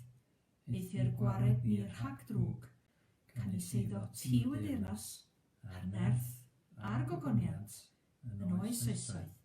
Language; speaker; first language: Welsh; native; Welsh